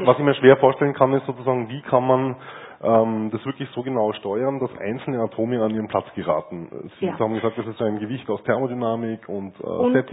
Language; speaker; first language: German; native; German